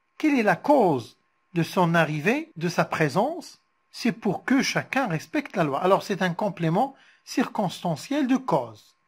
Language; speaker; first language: French; non-native, local second language; Arabic